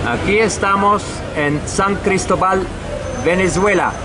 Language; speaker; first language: Spanish; non-native, learner; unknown